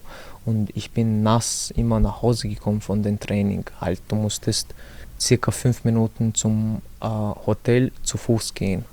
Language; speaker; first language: German; non-native, learner; Chechen